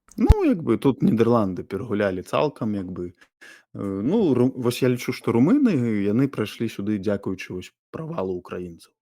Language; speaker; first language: Belarusian; non-native, local second language; Russian